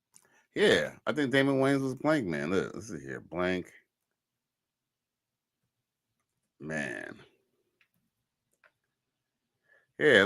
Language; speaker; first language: English; native; English